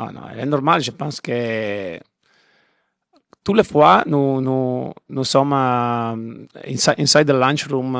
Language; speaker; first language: French; non-native, learner; Italian